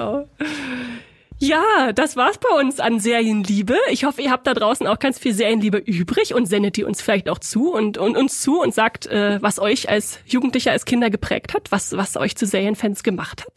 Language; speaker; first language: German; native; German